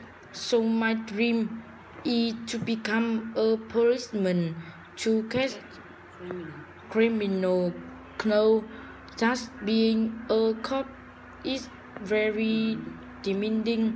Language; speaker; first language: English; non-native, learner; Vietnamese